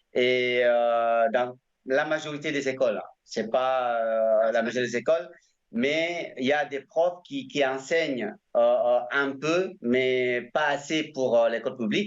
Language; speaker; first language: French; non-native, fluent; Indonesian